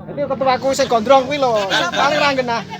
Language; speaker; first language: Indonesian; non-native, local second language; Javanese